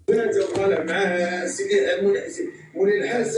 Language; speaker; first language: Arabic; native; Arabic